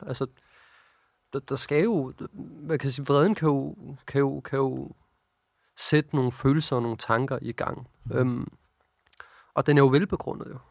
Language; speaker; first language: Danish; early bilingual, other home language; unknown